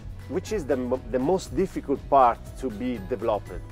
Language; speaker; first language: English; non-native, fluent; Italian